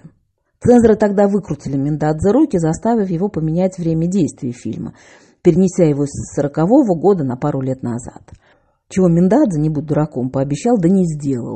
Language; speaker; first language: Russian; native; Russian